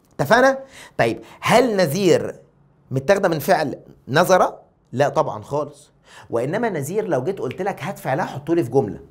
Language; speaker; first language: Arabic; native; Arabic